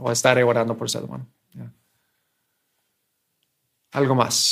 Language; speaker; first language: Spanish; non-native, fluent; English